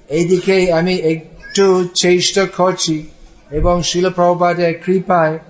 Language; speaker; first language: Bangla; non-native, fluent; English